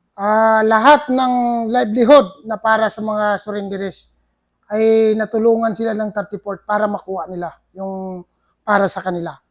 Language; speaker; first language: Filipino; native; Filipino